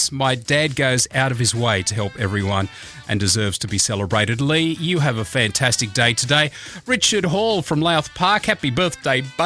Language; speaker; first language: English; native; English